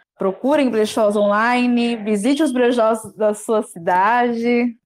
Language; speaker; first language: Portuguese; native; Portuguese